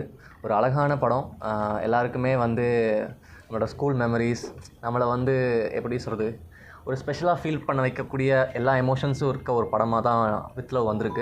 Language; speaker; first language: Tamil; native; Tamil